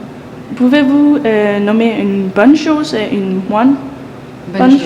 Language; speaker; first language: French; non-native, learner; Norwegian